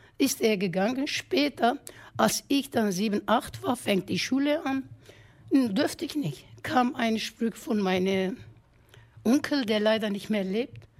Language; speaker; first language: German; non-native, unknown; Kurdish